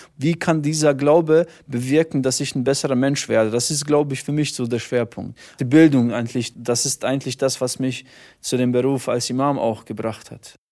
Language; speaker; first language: German; early bilingual, other home language; Bosnian